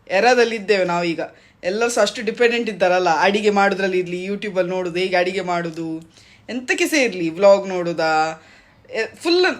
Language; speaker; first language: Kannada; native; Kannada